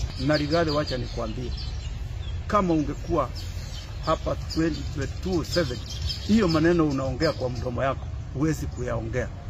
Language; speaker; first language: Swahili; non-native, local second language; Kikuyu